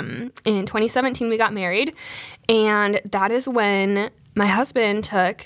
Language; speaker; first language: English; native; English